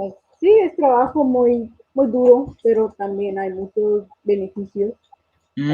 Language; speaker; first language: Spanish; non-native, fluent; English